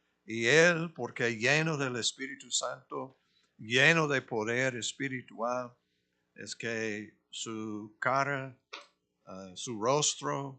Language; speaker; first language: Spanish; non-native, fluent; English